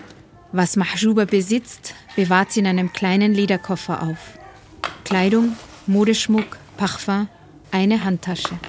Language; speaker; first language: German; native; German